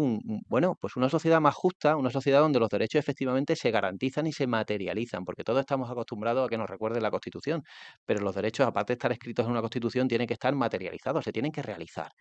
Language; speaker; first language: Spanish; native; Spanish